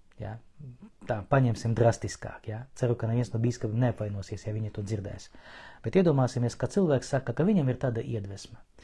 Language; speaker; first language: Latvian; non-native, local second language; Russian